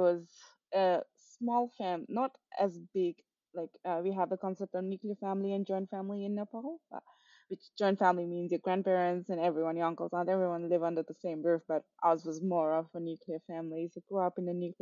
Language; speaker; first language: English; non-native, local second language; Nepali